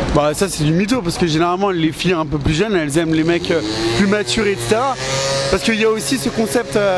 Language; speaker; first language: French; native; French